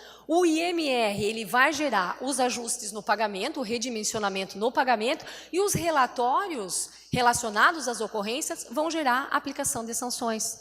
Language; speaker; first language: Portuguese; native; Portuguese